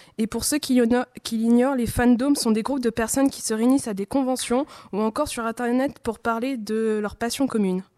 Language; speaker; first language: French; native; French